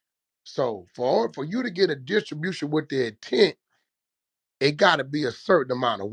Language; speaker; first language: English; native; English